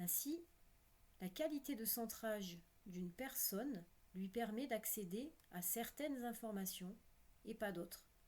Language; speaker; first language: French; native; French